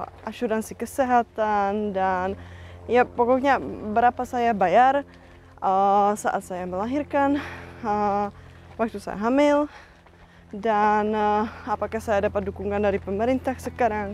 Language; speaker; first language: Indonesian; non-native, fluent; Czech